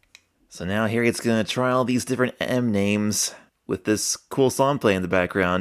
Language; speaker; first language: English; native; English